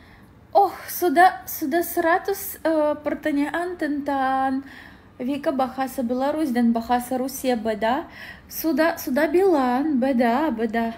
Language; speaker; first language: Indonesian; non-native, learner; Russian